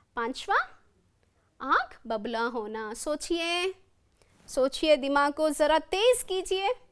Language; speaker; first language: Hindi; non-native, local second language; Kannada